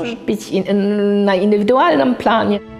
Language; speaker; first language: Russian; non-native, fluent; German